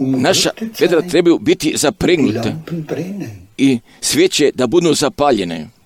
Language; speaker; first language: Croatian; non-native, local second language; Romany